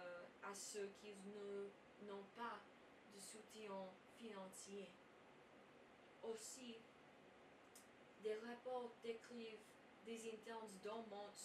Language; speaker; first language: French; non-native, learner; English